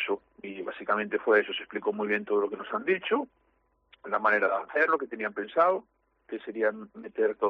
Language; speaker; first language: Spanish; native; Spanish